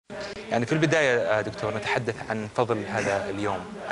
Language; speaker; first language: Arabic; native; Arabic